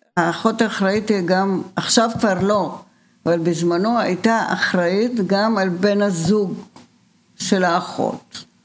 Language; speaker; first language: Hebrew; early bilingual, other home language; Bulgarian